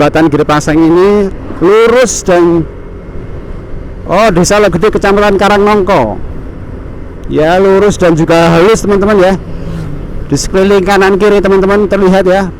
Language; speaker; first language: Indonesian; non-native, local second language; Javanese